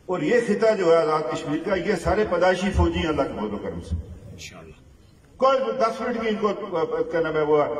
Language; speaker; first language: Urdu; non-native, local second language; Pahari-Potwari